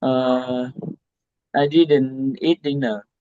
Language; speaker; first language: English; non-native, learner; Vietnamese